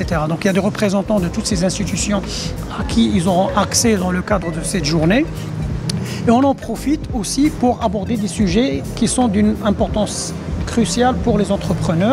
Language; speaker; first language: French; non-native, local second language; Arabic